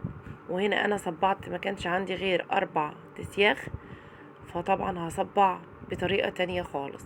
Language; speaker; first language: Arabic; native; Arabic